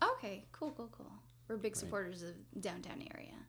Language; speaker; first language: English; non-native, fluent; Spanish